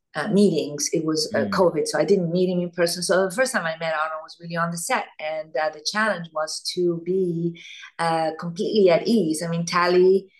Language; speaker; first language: English; non-native, fluent; Italian